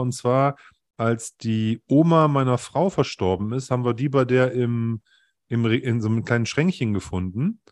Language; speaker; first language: German; native; German